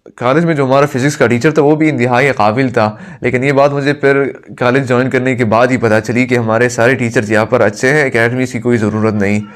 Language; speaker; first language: Urdu; non-native, local second language; Pashto